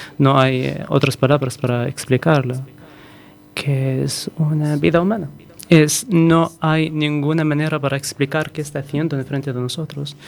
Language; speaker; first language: Spanish; non-native, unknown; Arabic